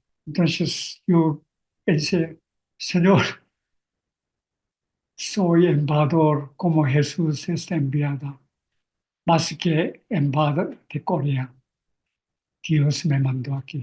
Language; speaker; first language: Spanish; non-native, learner; Korean